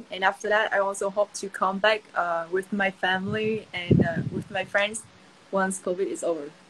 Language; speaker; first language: English; non-native, fluent; Vietnamese